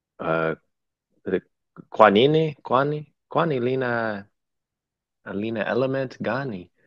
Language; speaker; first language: Swahili; non-native, learner; English